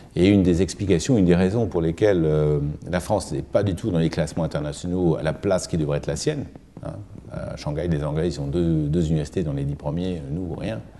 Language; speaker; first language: French; native; French